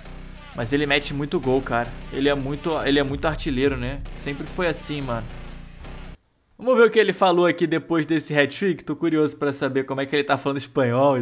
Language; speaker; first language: Portuguese; native; Portuguese